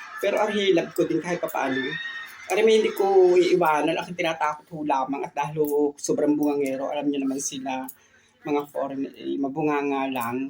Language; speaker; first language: Filipino; native; Filipino